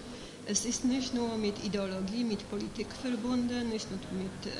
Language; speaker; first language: German; non-native, fluent; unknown